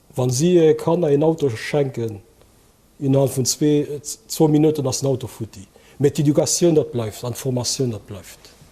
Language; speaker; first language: Luxembourgish; early bilingual, other home language; Kabuverdianu